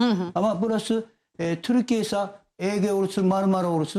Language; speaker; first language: Turkish; non-native, learner; Japanese